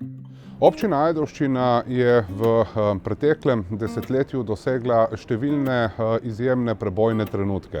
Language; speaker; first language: Slovenian; native; Slovenian